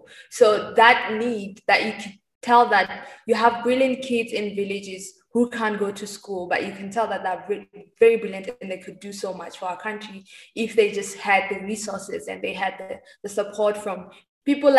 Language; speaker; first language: English; non-native, local second language; Tswana